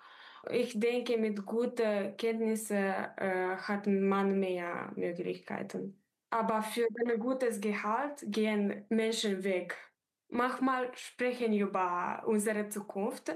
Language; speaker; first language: German; non-native, learner; Romanian